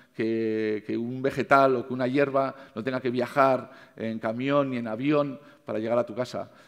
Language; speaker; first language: Spanish; native; Spanish